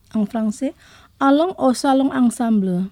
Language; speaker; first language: French; non-native, fluent; Indonesian